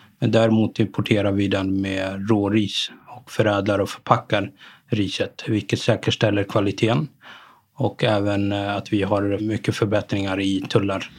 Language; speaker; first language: Swedish; early bilingual, other home language; Arabic